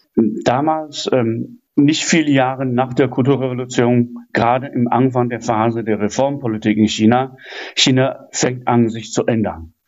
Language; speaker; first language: German; non-native, fluent; Chinese